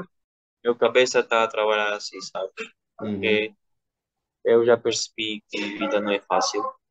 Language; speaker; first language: Portuguese; non-native, fluent; Georgian